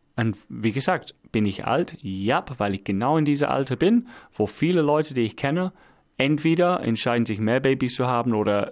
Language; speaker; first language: German; non-native, fluent; English